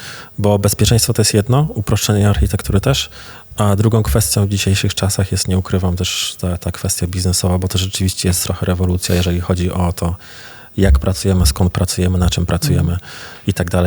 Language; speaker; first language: Polish; native; Polish